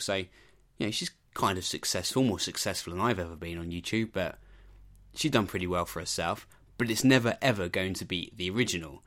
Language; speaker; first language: English; native; English